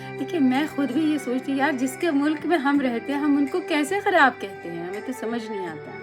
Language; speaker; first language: Urdu; native; Urdu